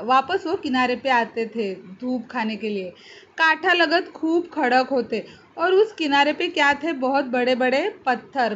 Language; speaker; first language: Hindi; non-native, local second language; Marathi